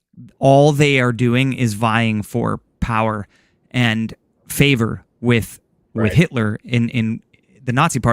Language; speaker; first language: English; native; English